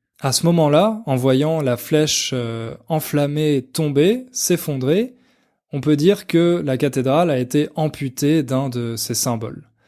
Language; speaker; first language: French; native; French